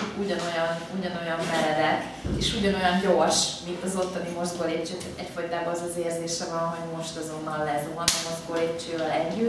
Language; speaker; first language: Hungarian; native; Hungarian